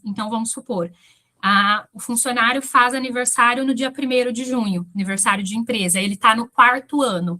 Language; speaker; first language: Portuguese; native; Portuguese